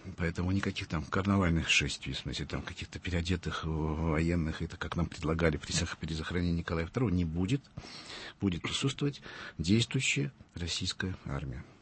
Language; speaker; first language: Russian; early bilingual, heritage; Russian